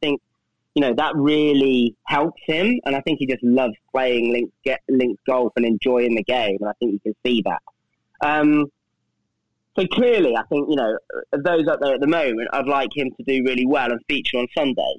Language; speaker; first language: English; native; English